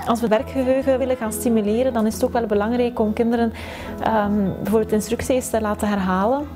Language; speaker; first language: Dutch; native; Dutch